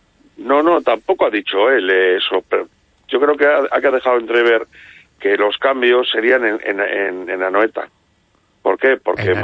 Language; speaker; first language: Spanish; native; Spanish